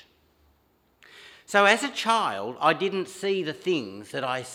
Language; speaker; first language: English; native; English